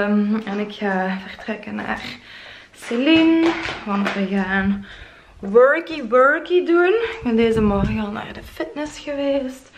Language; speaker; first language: Dutch; native; Dutch